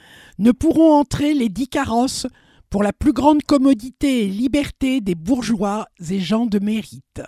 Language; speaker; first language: French; native; French